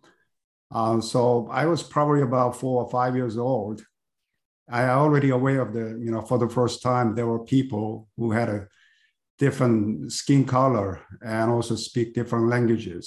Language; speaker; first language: English; non-native, fluent; Korean